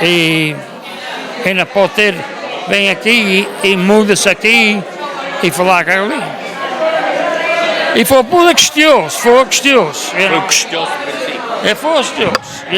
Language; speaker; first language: Portuguese; early bilingual, heritage; Portuguese